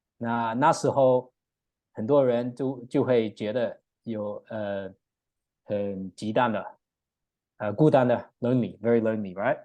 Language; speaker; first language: Chinese; non-native, learner; English